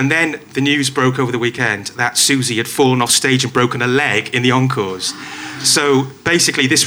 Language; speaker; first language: English; native; English